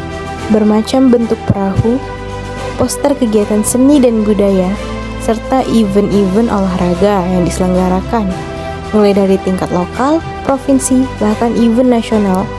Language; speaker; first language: Indonesian; native; Indonesian